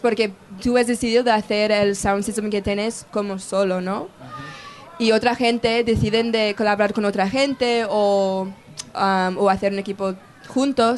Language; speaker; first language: Spanish; non-native, local second language; Catalan